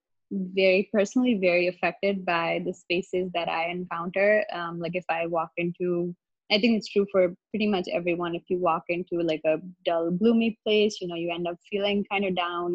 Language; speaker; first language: English; non-native, local second language; Hindi